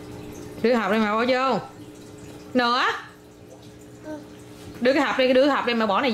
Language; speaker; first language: Vietnamese; native; Vietnamese